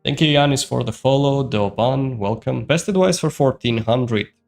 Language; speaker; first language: English; non-native, fluent; Georgian